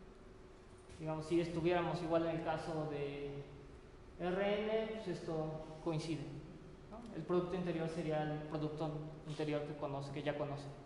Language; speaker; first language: Spanish; native; Spanish